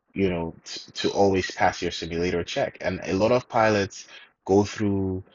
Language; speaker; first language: English; non-native, local second language; Yoruba